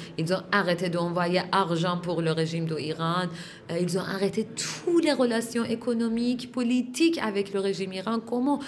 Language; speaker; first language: French; non-native, fluent; Persian